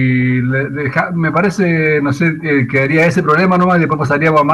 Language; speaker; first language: Spanish; native; Spanish